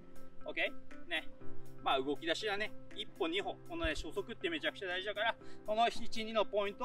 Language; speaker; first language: Japanese; native; Japanese